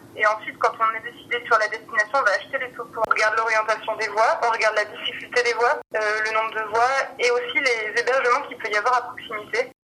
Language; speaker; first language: French; native; French